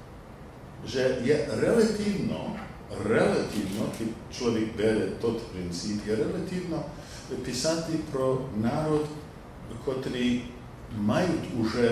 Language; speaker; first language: Polish; non-native, learner; English